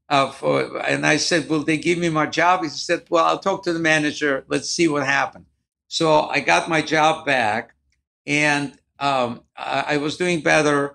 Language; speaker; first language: English; non-native, fluent; Ukrainian